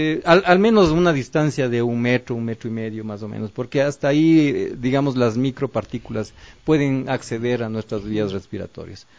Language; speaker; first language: Spanish; native; Spanish